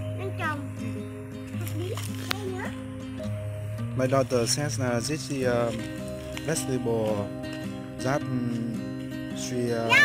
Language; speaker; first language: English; non-native, learner; Vietnamese